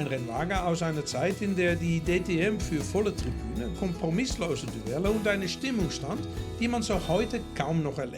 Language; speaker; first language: German; native; German